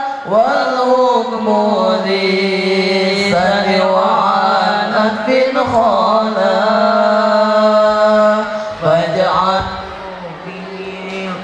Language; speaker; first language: Arabic; non-native, learner; Sundanese